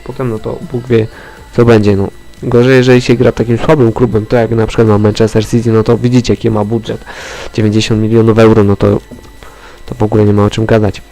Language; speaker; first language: Polish; native; Polish